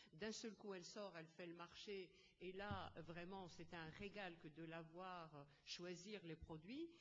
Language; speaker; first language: French; non-native, local second language; Arabic